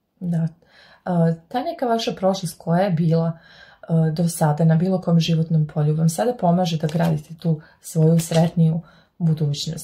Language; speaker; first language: Serbian; native; Serbian